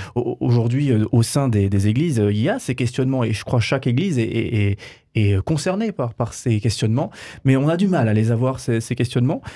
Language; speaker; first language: French; native; French